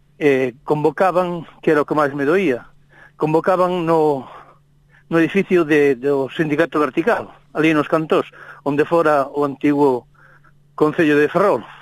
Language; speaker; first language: Galician; non-native, local second language; Spanish